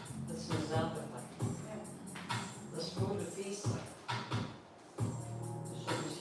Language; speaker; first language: Dutch; native; Dutch